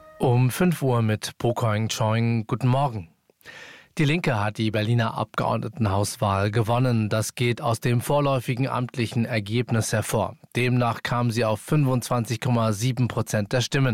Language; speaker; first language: German; native; German